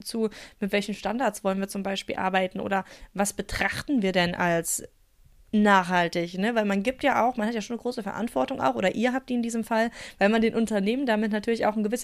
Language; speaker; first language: German; native; German